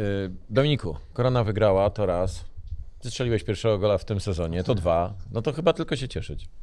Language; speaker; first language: Polish; native; Polish